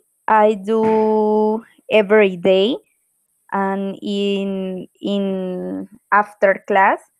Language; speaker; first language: English; non-native, learner; Spanish